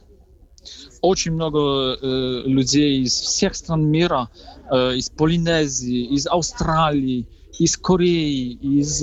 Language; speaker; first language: Russian; non-native, fluent; Polish